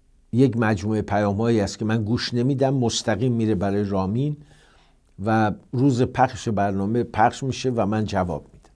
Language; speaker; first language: Persian; native; Persian